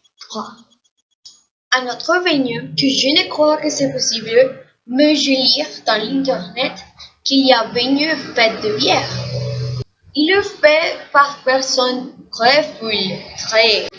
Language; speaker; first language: French; non-native, learner; Spanish